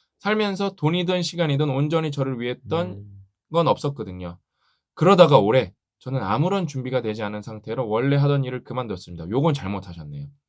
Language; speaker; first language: Korean; native; Korean